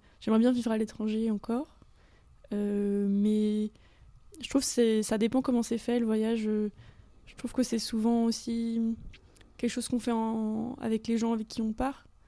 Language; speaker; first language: French; native; French